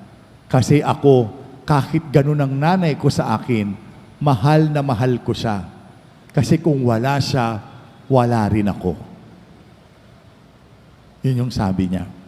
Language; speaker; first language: Filipino; native; Filipino